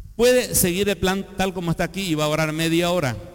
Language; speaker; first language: Spanish; native; Spanish